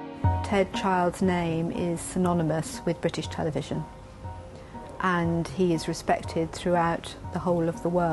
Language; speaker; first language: English; native; English